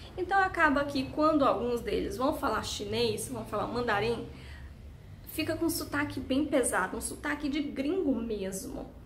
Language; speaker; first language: Portuguese; early bilingual, heritage; Portuguese